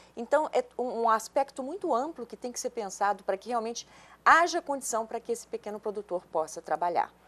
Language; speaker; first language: Portuguese; native; Portuguese